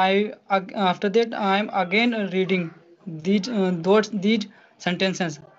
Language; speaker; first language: English; non-native, learner; Hindi